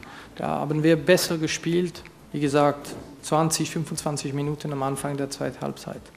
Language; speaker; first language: German; non-native, fluent; French